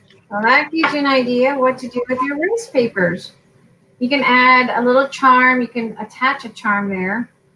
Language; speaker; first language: English; non-native, fluent; Spanish